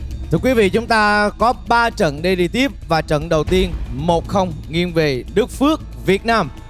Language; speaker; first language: Vietnamese; native; Vietnamese